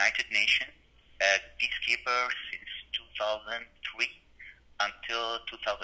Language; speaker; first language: English; non-native, learner; Arabic